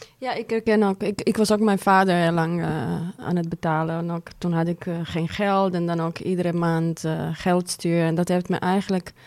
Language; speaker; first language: Dutch; non-native, fluent; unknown